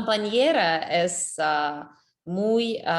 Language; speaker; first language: Spanish; non-native, learner; English